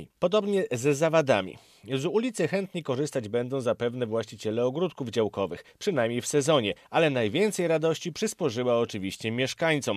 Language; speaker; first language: Polish; native; Polish